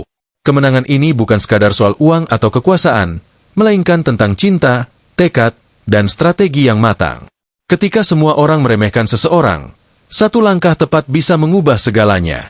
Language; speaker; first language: Indonesian; native; Indonesian